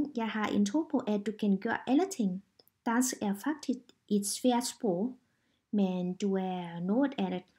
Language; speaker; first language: Danish; non-native, learner; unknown